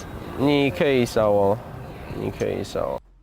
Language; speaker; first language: Chinese; non-native, learner; English